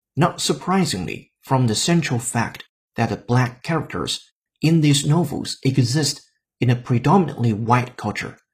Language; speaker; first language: English; non-native, fluent; Chinese